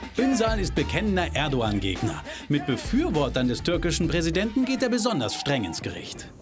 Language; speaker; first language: German; native; German